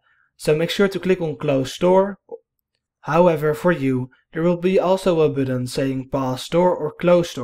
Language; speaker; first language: English; non-native, fluent; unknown